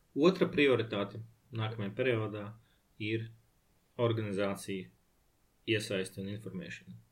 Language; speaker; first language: Latvian; non-native, local second language; Russian